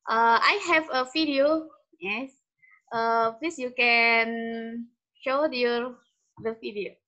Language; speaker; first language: English; non-native, learner; Indonesian